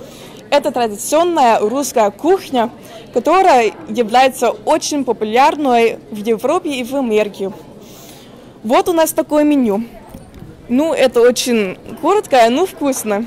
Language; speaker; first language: Russian; non-native, learner; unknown